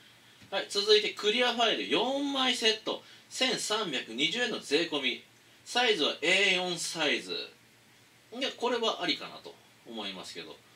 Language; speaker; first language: Japanese; native; Japanese